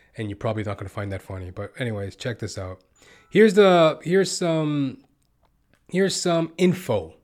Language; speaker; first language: English; native; English